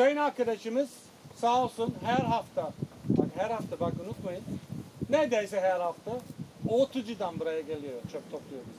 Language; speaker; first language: Turkish; non-native, fluent; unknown